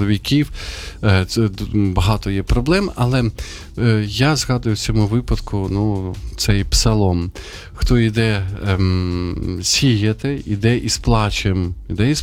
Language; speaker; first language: Ukrainian; native; Ukrainian